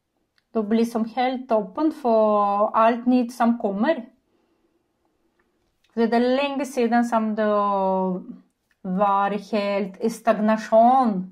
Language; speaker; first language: Norwegian; non-native, learner; Ukrainian